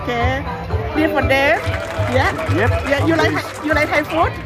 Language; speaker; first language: English; non-native, learner; Thai